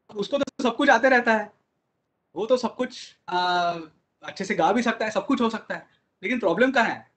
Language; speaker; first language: Hindi; non-native, local second language; Marathi